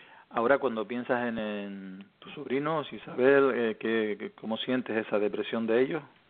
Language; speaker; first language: Spanish; native; Spanish